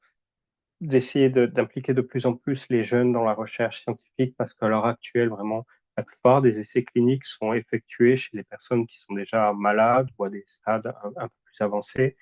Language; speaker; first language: French; native; French